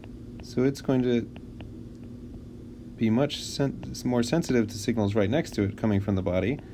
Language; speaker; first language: English; native; English